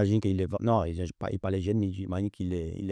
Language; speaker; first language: French; non-native, fluent; Spanish